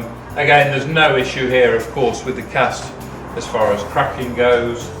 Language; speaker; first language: English; native; English